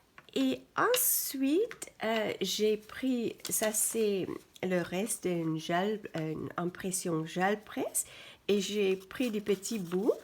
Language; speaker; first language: French; non-native, fluent; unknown